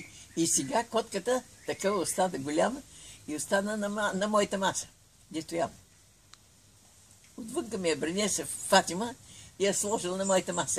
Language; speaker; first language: Bulgarian; native; Bulgarian